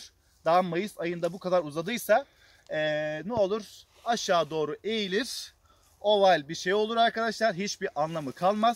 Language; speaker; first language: Turkish; native; Turkish